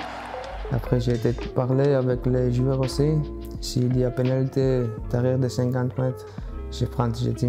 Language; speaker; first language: French; non-native, learner; Georgian